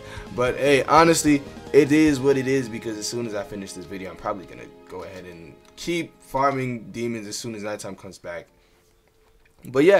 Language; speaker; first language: English; native; English